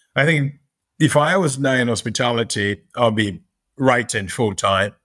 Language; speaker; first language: English; non-native, local second language; Yoruba